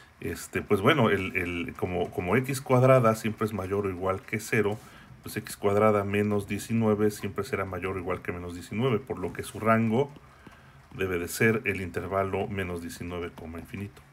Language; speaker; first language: Spanish; native; Spanish